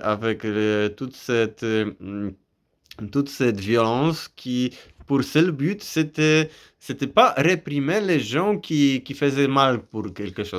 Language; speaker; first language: French; non-native, fluent; Polish